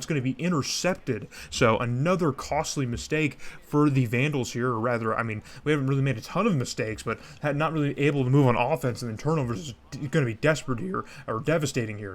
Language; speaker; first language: English; native; English